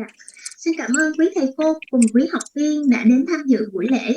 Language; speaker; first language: Vietnamese; native; Vietnamese